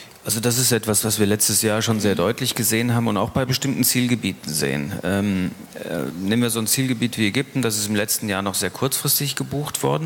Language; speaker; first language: German; native; German